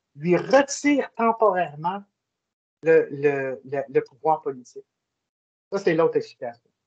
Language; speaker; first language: French; native; French